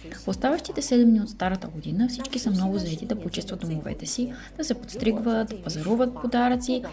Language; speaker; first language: Bulgarian; non-native, fluent; Chinese